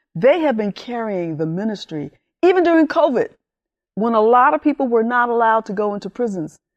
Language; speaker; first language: English; early bilingual, other home language; Spanish